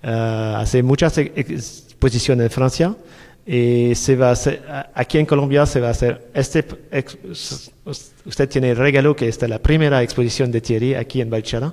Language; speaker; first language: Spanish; non-native, learner; French